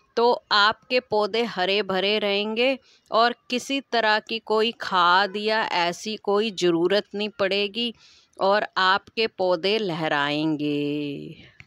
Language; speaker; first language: Hindi; native; Hindi